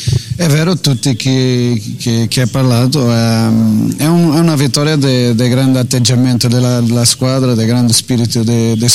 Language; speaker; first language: Italian; non-native, fluent; Portuguese